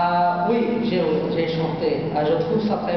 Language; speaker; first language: French; non-native, learner; Bangla